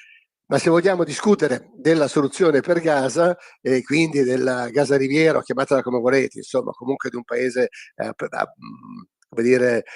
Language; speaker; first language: Italian; native; Italian